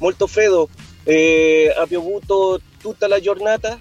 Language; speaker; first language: Italian; non-native, learner; Spanish